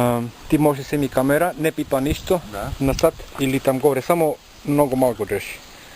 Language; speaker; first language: Bulgarian; non-native, learner; Finnish